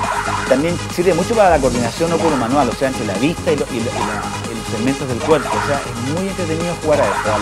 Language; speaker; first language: Spanish; native; Spanish